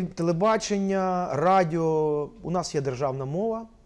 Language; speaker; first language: Ukrainian; non-native, local second language; Russian